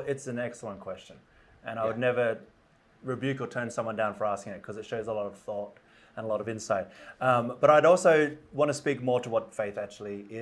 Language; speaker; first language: English; native; English